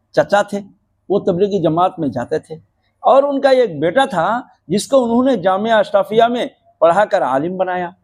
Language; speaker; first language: Urdu; non-native, fluent; Bangla